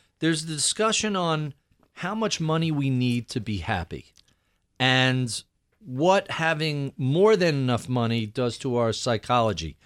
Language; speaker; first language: English; native; English